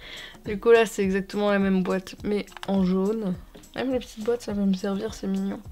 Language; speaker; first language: French; native; French